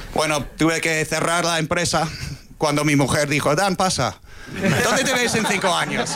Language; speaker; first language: Spanish; non-native, fluent; English